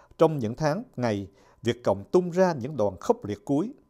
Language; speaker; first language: Vietnamese; native; Vietnamese